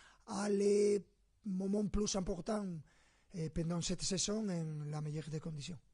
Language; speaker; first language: French; non-native, fluent; Spanish